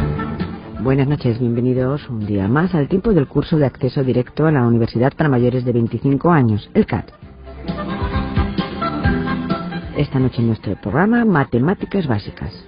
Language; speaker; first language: Spanish; native; Spanish